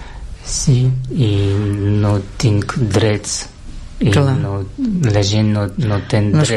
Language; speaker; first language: Catalan; non-native, learner; Russian